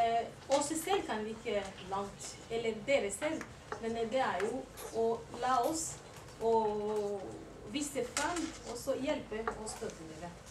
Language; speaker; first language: Norwegian; non-native, learner; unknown